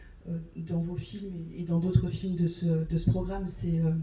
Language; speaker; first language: French; native; French